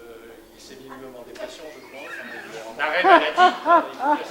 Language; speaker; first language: French; native; French